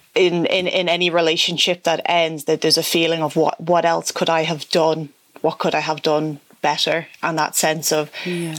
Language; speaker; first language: English; native; English